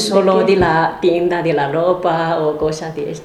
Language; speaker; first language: Spanish; non-native, learner; Chinese